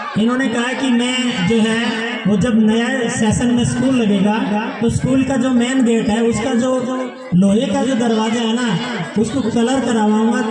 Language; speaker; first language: Hindi; native; Hindi